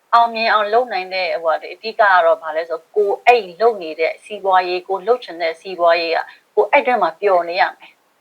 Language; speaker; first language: Burmese; non-native, local second language; Shan